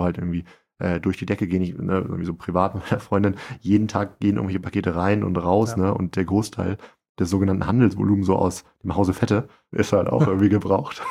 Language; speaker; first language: German; native; German